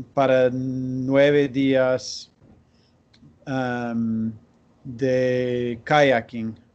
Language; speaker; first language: Spanish; non-native, learner; English